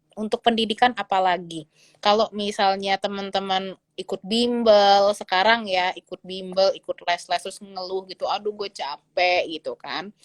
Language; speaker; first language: Indonesian; native; Indonesian